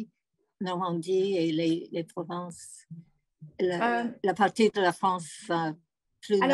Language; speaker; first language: French; non-native, fluent; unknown